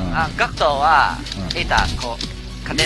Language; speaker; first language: Japanese; non-native, learner; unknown